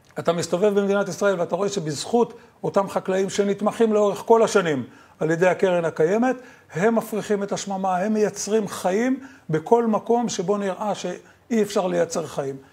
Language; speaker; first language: Hebrew; native; Hebrew